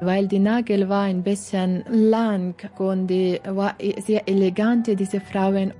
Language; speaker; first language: German; non-native, learner; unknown